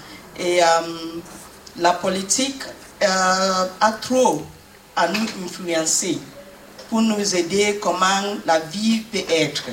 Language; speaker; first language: French; non-native, learner; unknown